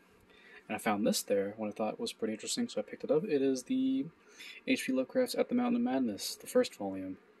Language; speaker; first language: English; native; English